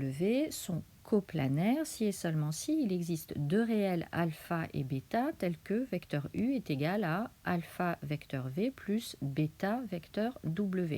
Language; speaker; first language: French; native; French